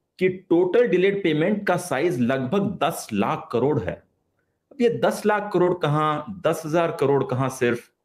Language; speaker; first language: Hindi; non-native, local second language; Marathi